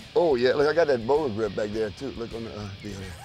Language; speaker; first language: English; native; English